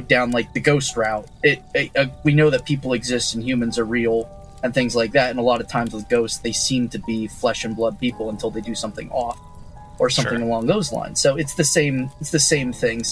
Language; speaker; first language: English; native; English